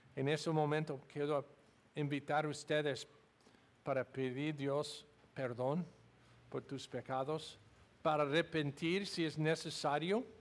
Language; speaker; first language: Spanish; non-native, learner; English